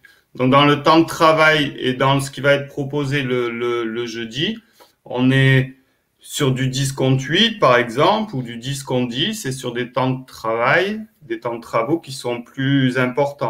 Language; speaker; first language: French; native; French